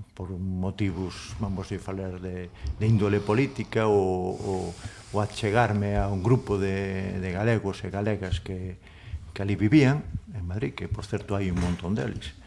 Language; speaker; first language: Galician; non-native, local second language; Spanish